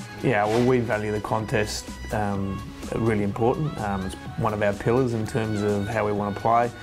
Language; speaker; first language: English; native; English